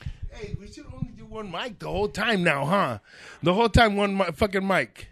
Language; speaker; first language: English; native; English